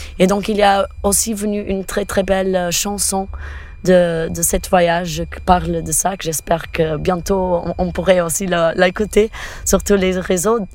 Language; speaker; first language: French; non-native, fluent; Portuguese